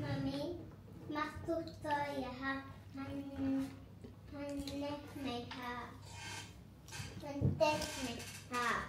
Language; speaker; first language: Swedish; early bilingual, other home language; Mongolian